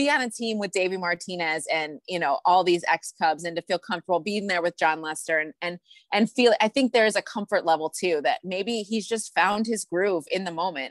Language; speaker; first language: English; native; English